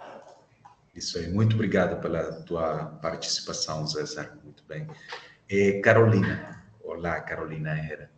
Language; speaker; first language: Portuguese; non-native, fluent; Spanish